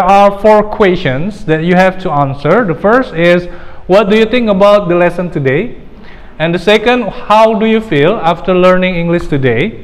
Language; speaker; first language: English; non-native, fluent; Indonesian